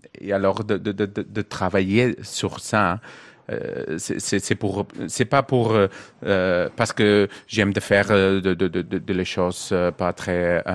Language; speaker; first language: French; non-native, learner; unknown